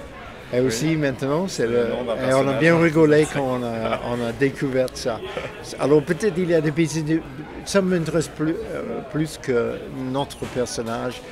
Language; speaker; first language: French; non-native, fluent; English